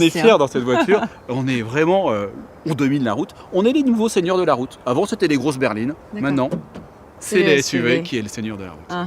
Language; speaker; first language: French; native; French